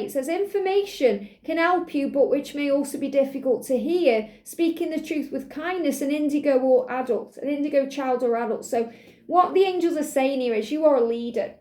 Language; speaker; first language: English; native; English